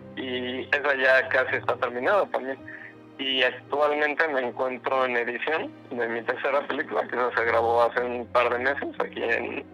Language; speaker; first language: Spanish; native; Spanish